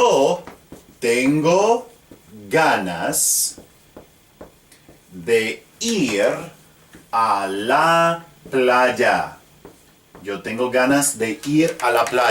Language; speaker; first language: Spanish; non-native, fluent; English